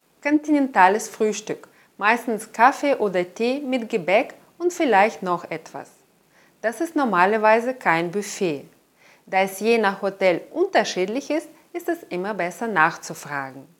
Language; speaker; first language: German; non-native, fluent; Russian